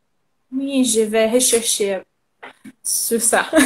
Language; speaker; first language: French; non-native, learner; Portuguese